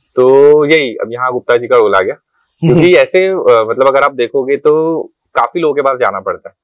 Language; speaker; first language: Hindi; non-native, local second language; Marathi